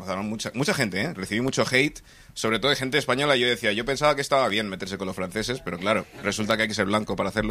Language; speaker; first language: Spanish; early bilingual, other home language; English